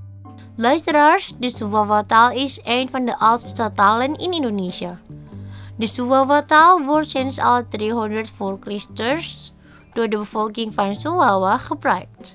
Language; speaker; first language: Dutch; non-native, fluent; Indonesian